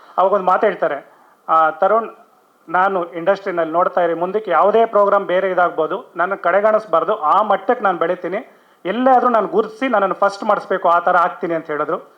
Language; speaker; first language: Kannada; native; Kannada